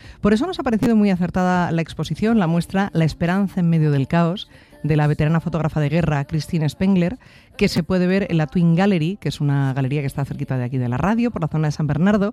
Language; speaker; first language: Spanish; native; Spanish